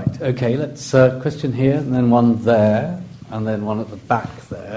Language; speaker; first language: English; native; English